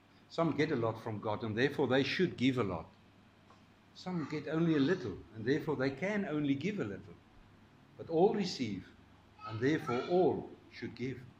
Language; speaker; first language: English; non-native, local second language; Afrikaans